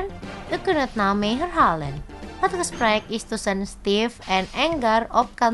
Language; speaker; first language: Dutch; non-native, fluent; Indonesian